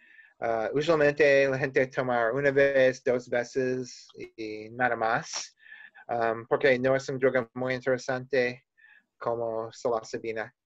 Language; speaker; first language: Spanish; non-native, learner; English